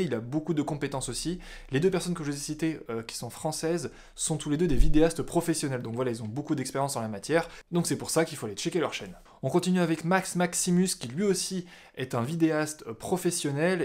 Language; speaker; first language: French; native; French